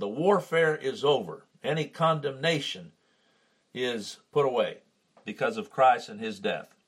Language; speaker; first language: English; native; English